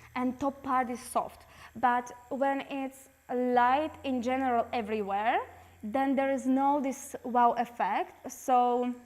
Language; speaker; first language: English; non-native, fluent; Slovak